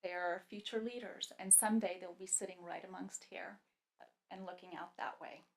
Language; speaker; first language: English; early bilingual, other home language; Punjabi